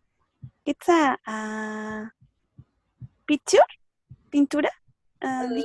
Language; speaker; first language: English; non-native, learner; Spanish